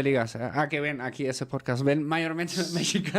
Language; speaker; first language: Spanish; native; Spanish